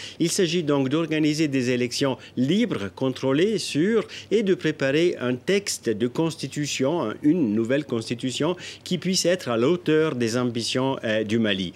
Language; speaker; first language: French; non-native, local second language; Italian